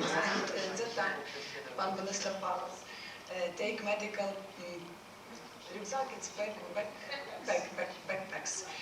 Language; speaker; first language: English; non-native, learner; Ukrainian